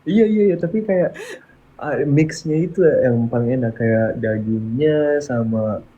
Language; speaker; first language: Indonesian; early bilingual, other home language; English